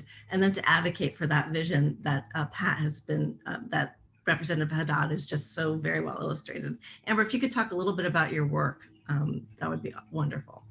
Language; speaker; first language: English; native; English